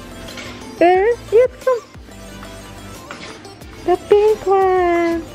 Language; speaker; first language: English; non-native, learner; Filipino